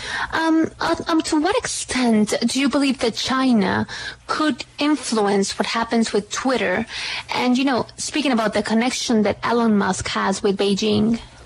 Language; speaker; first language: English; non-native, fluent; Spanish